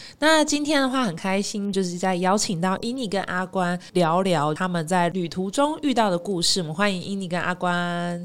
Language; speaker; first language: Chinese; native; Chinese